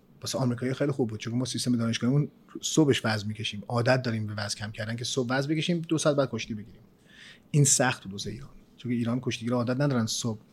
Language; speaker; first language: Persian; early bilingual, other home language; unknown